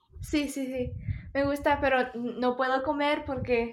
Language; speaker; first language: Spanish; early bilingual, heritage; Spanish